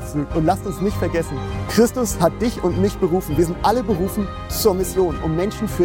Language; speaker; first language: German; native; German